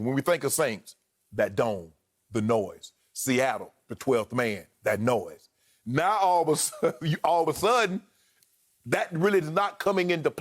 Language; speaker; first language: English; native; English